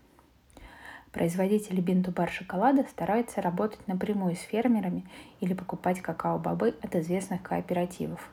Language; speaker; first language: Russian; native; Russian